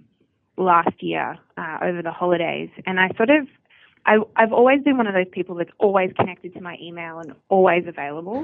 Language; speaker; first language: English; native; English